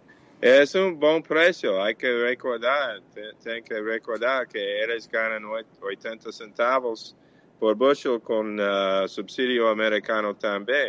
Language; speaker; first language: Portuguese; non-native, fluent; English